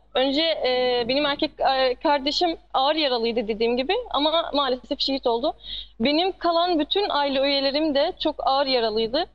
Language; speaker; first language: Turkish; non-native, fluent; Arabic